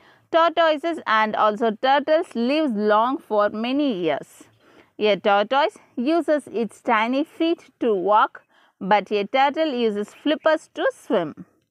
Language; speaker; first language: English; non-native, local second language; Tamil